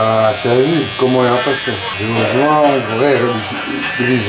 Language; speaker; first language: French; non-native, learner; Arabic